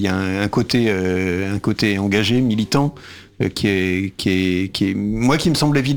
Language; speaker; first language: French; native; French